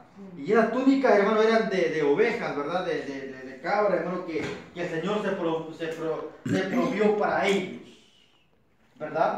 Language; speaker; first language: Spanish; native; Spanish